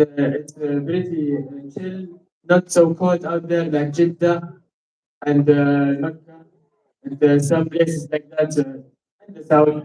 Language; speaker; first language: English; non-native, learner; Arabic